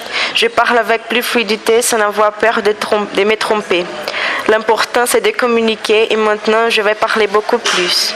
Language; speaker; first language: French; non-native, fluent; Portuguese